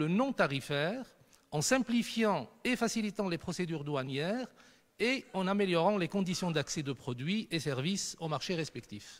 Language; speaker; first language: French; non-native, local second language; Arabic